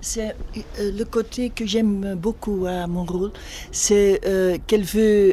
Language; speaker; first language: French; non-native, local second language; Dutch